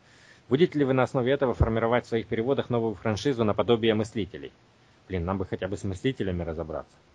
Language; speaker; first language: Russian; native; Russian